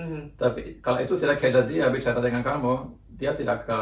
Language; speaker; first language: Indonesian; non-native, fluent; Norwegian